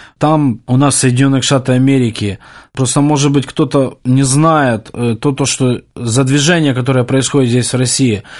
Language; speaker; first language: Russian; native; Russian